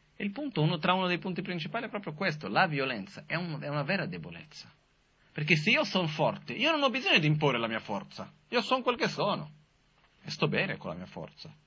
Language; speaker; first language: Italian; non-native, fluent; Portuguese